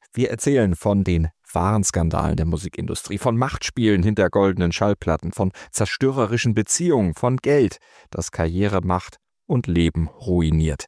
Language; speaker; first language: German; native; German